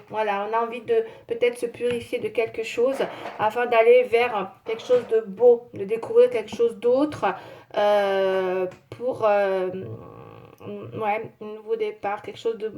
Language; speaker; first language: French; native; French